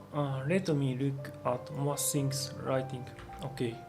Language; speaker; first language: English; non-native, learner; Japanese